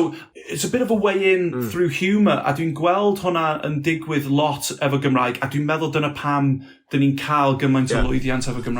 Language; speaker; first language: Welsh; non-native, local second language; English